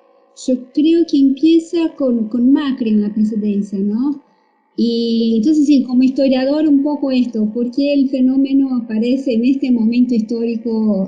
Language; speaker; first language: Spanish; non-native, fluent; Portuguese